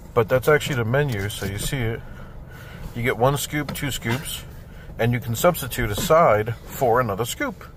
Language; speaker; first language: English; native; English